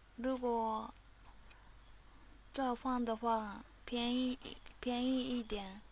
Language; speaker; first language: Chinese; non-native, learner; Japanese